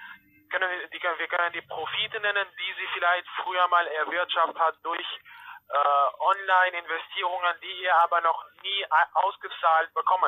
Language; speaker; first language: German; non-native, fluent; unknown